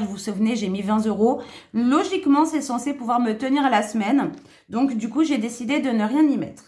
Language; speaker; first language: French; native; French